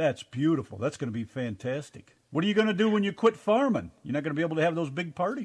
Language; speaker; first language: English; native; English